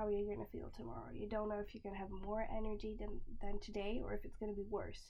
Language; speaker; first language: English; non-native, fluent; Swedish